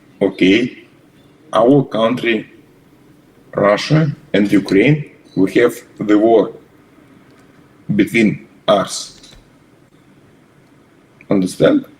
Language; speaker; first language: English; non-native, learner; Russian